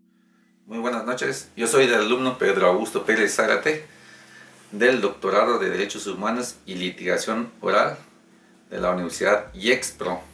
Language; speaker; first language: Spanish; native; Spanish